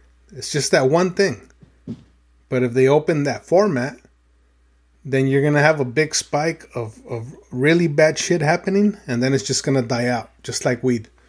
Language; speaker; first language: English; early bilingual, other home language; Spanish